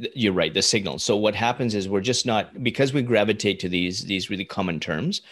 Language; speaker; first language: English; early bilingual, other home language; Hindi